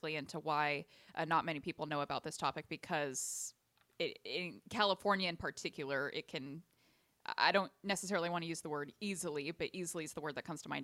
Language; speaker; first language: English; native; English